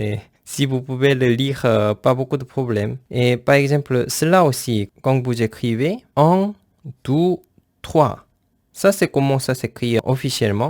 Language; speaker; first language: French; non-native, fluent; Korean